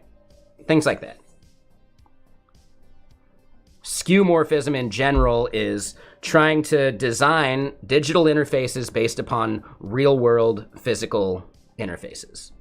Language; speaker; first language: English; native; English